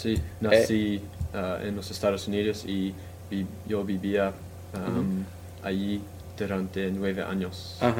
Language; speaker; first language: Spanish; non-native, fluent; English